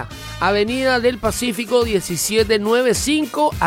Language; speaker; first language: Spanish; native; Spanish